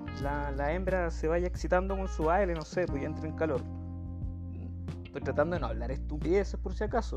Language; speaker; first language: Spanish; native; Spanish